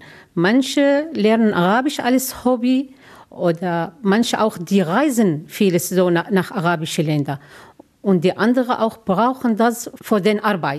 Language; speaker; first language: German; non-native, learner; Arabic